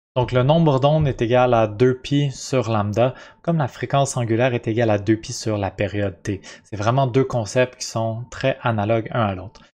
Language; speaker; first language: French; native; French